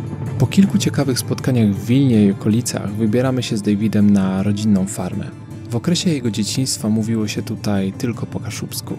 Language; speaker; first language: Polish; native; Polish